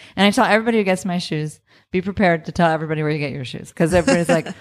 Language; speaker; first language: English; native; English